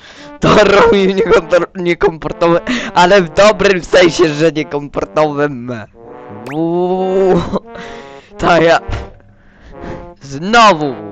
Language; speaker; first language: Polish; early bilingual, heritage; Polish